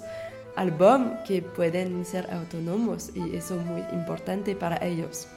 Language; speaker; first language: Spanish; non-native, learner; French